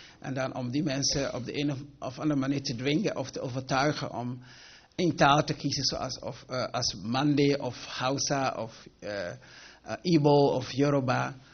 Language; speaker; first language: Dutch; non-native, fluent; Mandingo